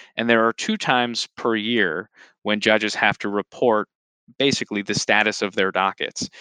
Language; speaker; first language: English; native; English